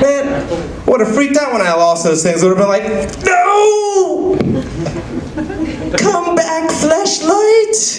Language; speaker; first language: English; native; English